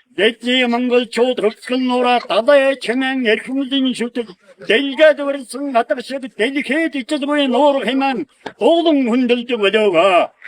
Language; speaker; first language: Mongolian; native; Mongolian